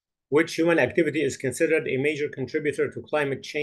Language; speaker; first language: English; non-native, fluent; Arabic